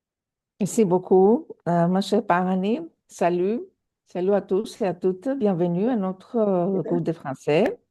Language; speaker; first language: French; non-native, fluent; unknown